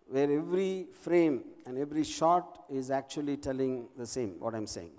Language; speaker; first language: English; non-native, local second language; Telugu